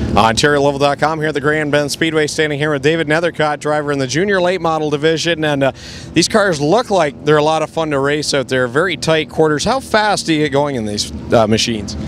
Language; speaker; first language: English; native; English